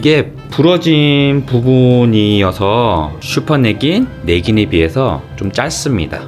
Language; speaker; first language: Korean; native; Korean